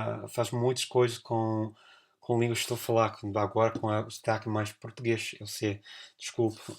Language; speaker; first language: Portuguese; non-native, fluent; English